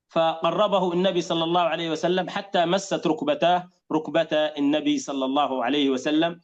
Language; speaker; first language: Arabic; native; Arabic